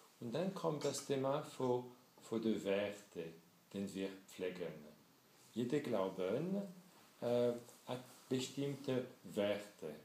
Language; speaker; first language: German; non-native, fluent; French